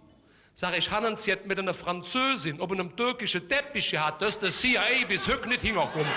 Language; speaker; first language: German; native; German